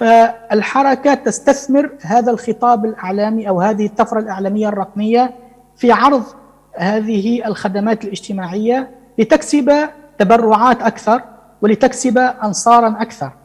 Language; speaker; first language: Arabic; native; Arabic